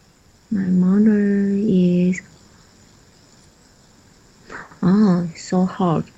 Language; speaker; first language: English; non-native, learner; Chinese